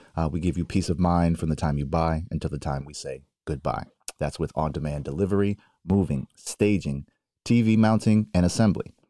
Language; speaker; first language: English; native; English